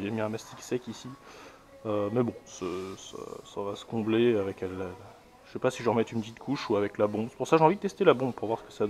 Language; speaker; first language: French; native; French